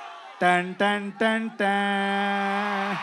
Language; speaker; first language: Telugu; non-native, learner; Kannada